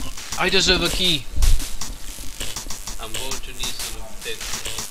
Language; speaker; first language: English; native; English